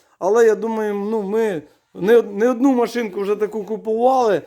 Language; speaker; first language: Ukrainian; native; Ukrainian